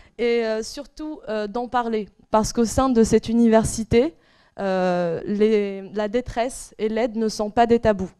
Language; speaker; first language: French; non-native, local second language; Arabic